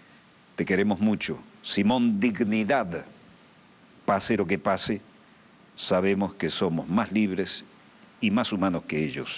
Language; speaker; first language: Spanish; native; Spanish